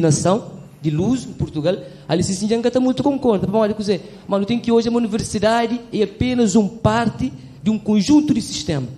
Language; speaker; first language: Portuguese; non-native, local second language; Kabuverdianu